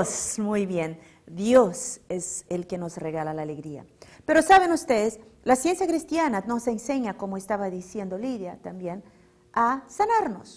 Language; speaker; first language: Spanish; non-native, fluent; Portuguese